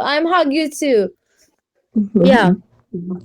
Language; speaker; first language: English; non-native, learner; Turkish